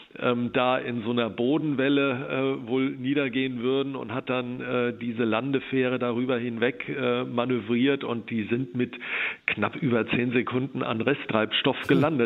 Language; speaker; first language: German; native; German